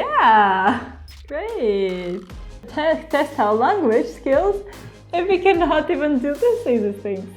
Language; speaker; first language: English; non-native, fluent; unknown